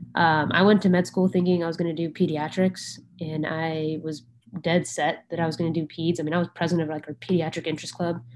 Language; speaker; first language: English; native; English